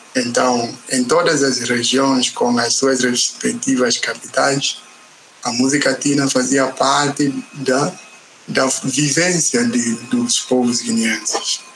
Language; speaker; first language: Portuguese; non-native, local second language; Upper Guinea Crioulo